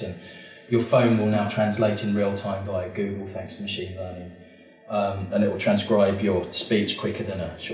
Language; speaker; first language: English; native; English